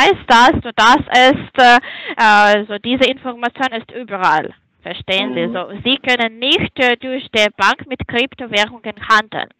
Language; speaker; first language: German; non-native, fluent; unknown